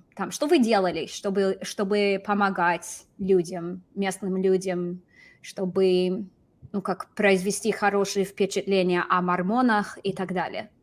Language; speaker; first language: Russian; non-native, fluent; English